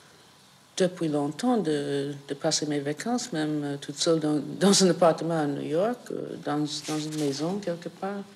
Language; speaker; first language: French; non-native, fluent; English